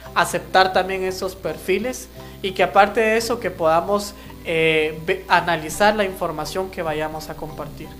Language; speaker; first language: Spanish; non-native, local second language; Kaqchikel